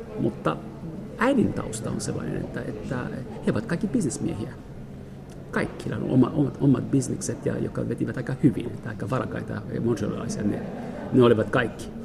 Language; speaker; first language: Finnish; non-native, fluent; French